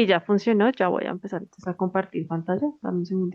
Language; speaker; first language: Spanish; native; Spanish